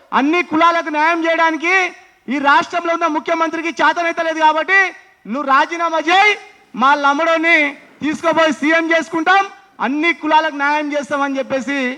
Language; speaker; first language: Telugu; non-native, local second language; Lambadi